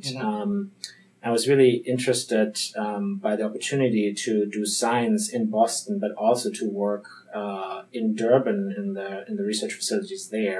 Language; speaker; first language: English; non-native, fluent; German